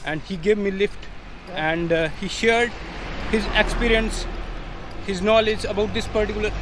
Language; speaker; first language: English; non-native, local second language; Dogri